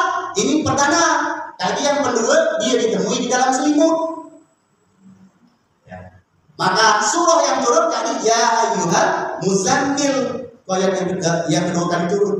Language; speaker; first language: Indonesian; native; Indonesian